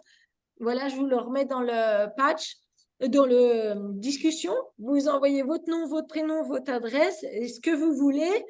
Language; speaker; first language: French; native; French